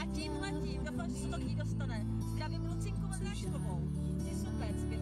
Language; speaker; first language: Czech; native; Czech